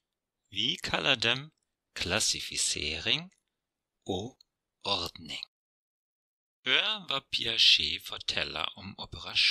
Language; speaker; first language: Norwegian; non-native, fluent; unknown